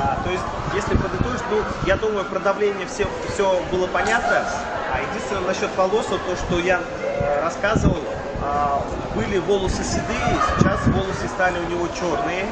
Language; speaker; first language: Russian; native; Russian